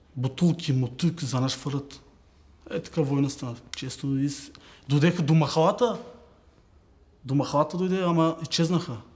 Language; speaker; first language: Bulgarian; non-native, local second language; Turkish